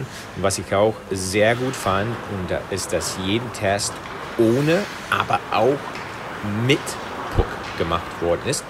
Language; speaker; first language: German; non-native, fluent; English